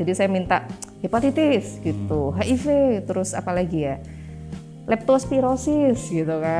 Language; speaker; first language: Indonesian; native; Indonesian